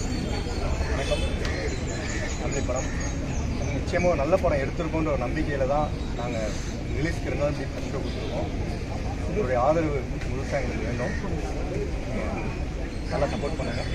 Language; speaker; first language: Tamil; native; Tamil